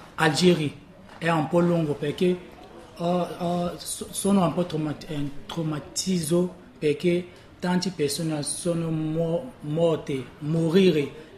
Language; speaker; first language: Italian; non-native, learner; French